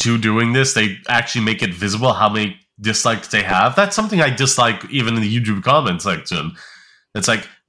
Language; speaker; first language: English; native; English